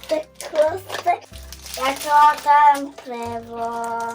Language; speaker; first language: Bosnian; early bilingual, heritage; Serbian